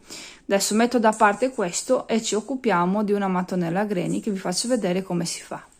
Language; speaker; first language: Italian; native; Italian